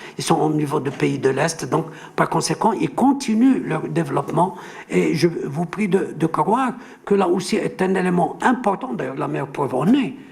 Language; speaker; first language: French; non-native, local second language; Arabic